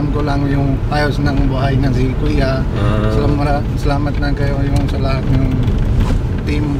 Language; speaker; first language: Filipino; non-native, local second language; Cebuano